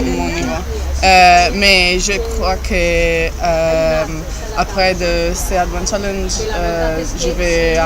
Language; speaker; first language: French; non-native, learner; Italian